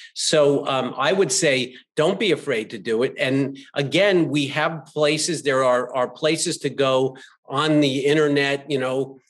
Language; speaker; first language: English; native; English